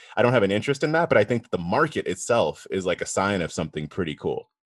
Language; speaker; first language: English; native; English